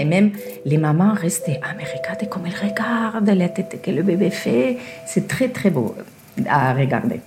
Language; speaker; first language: French; non-native, fluent; Spanish